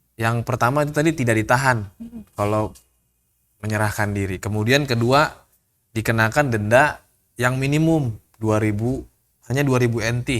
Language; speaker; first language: Indonesian; native; Indonesian